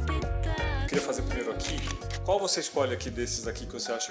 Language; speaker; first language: Portuguese; native; Portuguese